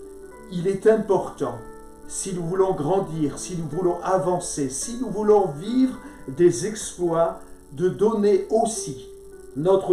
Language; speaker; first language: French; native; French